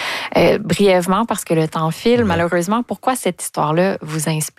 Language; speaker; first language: French; native; French